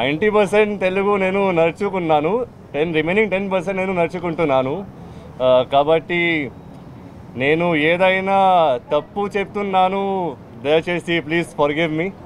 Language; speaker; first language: Telugu; non-native, learner; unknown